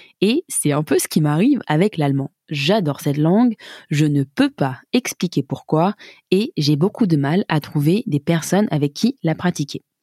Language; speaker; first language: French; native; French